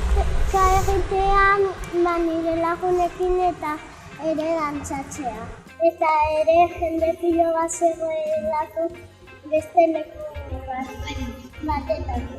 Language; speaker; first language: Basque; non-native, local second language; Spanish